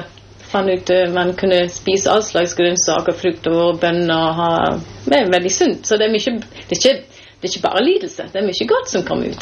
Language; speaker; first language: Norwegian; non-native, fluent; English